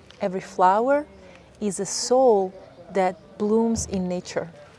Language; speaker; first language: English; non-native, fluent; Italian